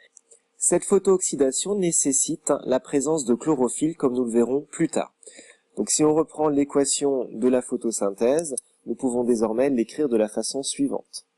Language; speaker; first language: French; native; French